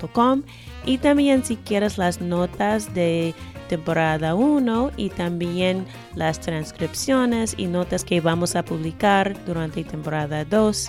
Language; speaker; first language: Spanish; non-native, fluent; English